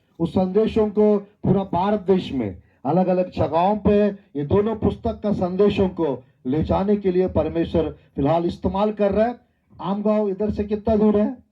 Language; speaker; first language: Hindi; non-native, local second language; Telugu